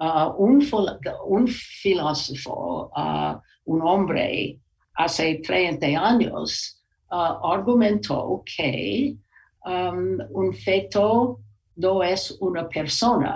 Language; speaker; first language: Spanish; non-native, learner; English